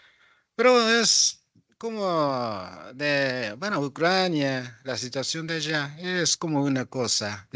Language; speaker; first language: Spanish; non-native, fluent; Japanese